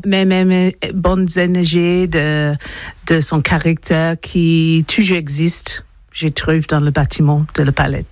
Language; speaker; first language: French; non-native, learner; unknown